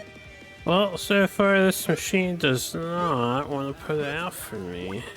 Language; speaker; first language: English; native; English